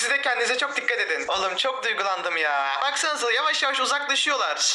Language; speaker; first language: Turkish; native; Turkish